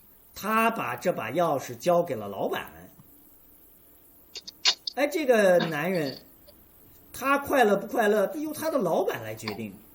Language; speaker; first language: Chinese; native; Chinese